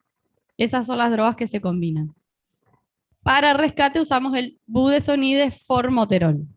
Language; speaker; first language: Spanish; native; Spanish